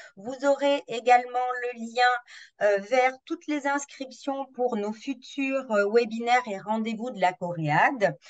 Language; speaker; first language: French; native; French